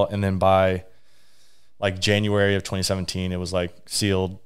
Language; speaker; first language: English; native; English